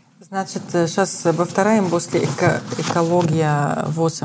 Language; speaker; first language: Russian; non-native, fluent; Arabic